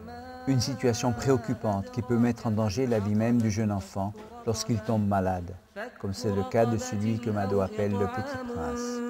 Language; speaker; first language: French; native; French